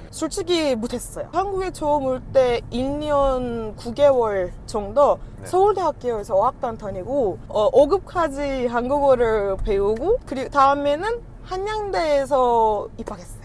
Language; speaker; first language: Korean; non-native, fluent; Turkish